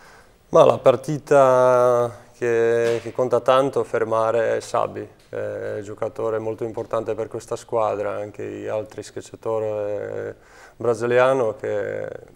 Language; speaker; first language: Italian; non-native, fluent; Czech